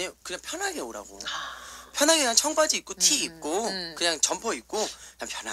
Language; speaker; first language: Korean; native; Korean